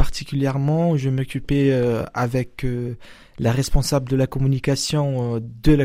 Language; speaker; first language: French; non-native, fluent; Portuguese